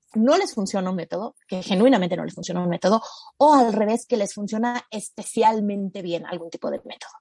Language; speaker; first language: Spanish; native; Spanish